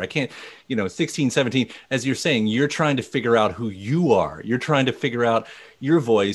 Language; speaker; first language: English; native; English